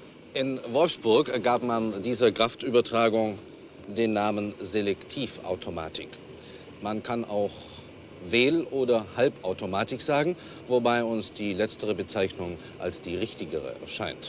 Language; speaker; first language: German; native; German